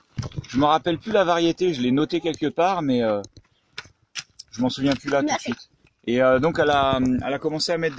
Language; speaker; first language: French; native; French